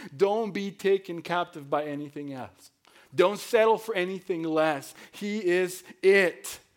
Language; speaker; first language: English; non-native, fluent; Spanish